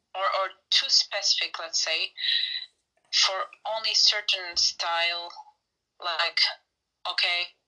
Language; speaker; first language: English; non-native, fluent; Turkish